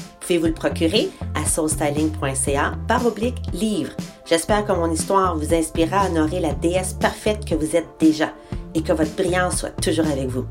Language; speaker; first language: French; native; French